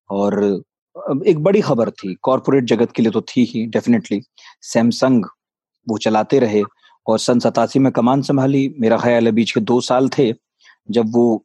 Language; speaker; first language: Hindi; native; Hindi